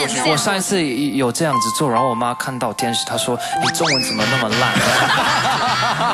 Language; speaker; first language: Chinese; early bilingual, heritage; Chinese